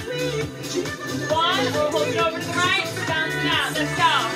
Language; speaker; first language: English; native; English